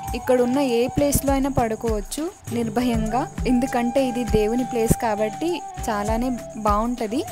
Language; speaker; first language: Telugu; non-native, local second language; Lambadi